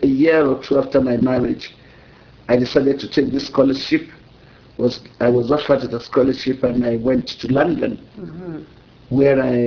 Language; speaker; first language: English; non-native, local second language; Yoruba